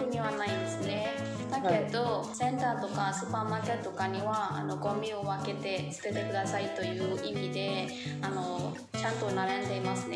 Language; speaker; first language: Japanese; non-native, fluent; Burmese